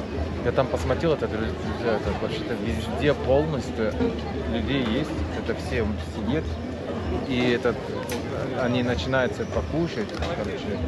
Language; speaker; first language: Russian; non-native, learner; Turkish